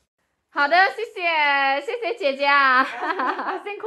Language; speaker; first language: Chinese; non-native, fluent; Indonesian